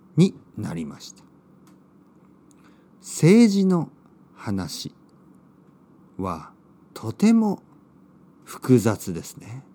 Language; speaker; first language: Japanese; native; Japanese